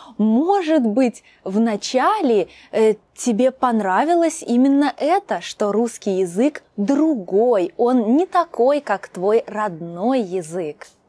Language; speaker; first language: Russian; native; Russian